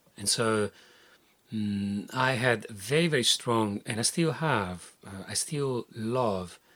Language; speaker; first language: English; non-native, fluent; Italian